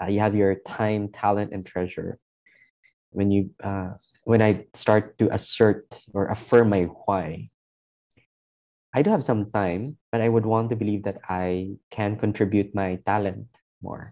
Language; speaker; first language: English; non-native, local second language; Hiligaynon